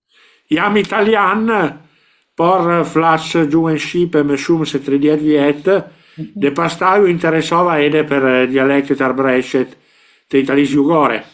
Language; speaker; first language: Albanian; non-native, learner; Italian